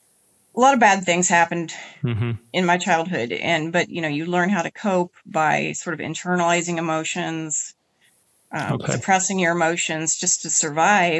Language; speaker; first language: English; native; English